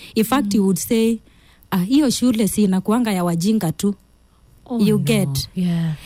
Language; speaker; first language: English; non-native, local second language; Kamba